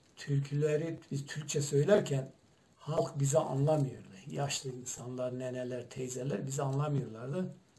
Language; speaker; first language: Turkish; non-native, local second language; Zaza